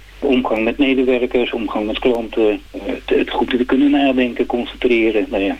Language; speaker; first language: Dutch; native; Dutch